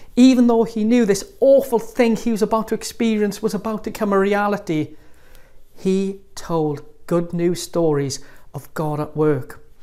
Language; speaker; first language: English; native; English